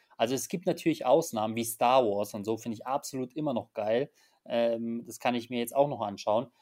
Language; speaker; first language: German; early bilingual, other home language; Polish